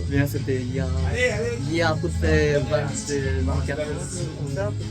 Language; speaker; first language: French; non-native, learner; Japanese